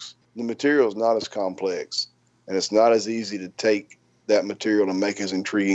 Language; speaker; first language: English; native; English